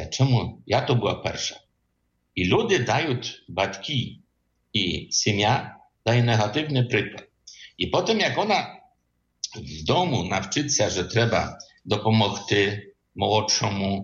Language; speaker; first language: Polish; non-native, learner; Ukrainian